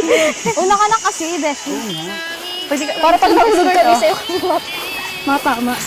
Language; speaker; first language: Filipino; non-native, local second language; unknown